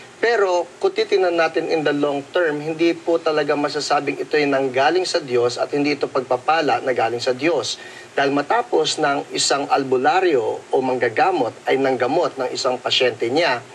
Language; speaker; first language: Filipino; native; Filipino